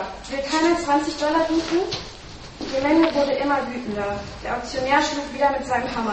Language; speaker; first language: German; native; German